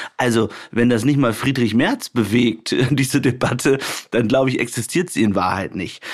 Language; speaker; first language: German; native; German